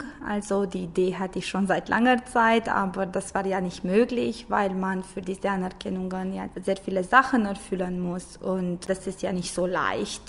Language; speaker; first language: German; non-native, fluent; Romanian